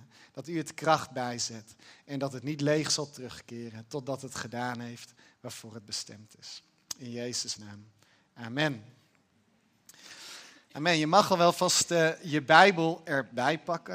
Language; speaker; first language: Dutch; native; Dutch